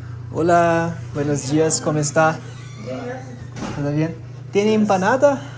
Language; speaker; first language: Spanish; non-native, learner; Portuguese